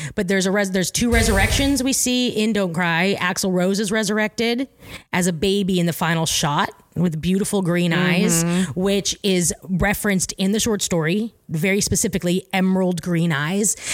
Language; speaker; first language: English; native; English